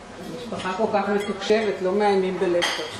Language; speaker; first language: Hebrew; native; Hebrew